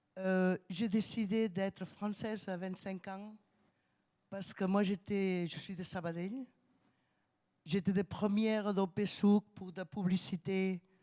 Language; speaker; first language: French; non-native, fluent; Catalan